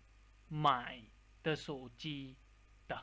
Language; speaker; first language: Chinese; non-native, fluent; Lao